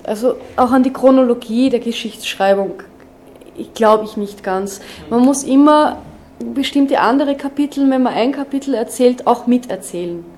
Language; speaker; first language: German; non-native, local second language; Slovenian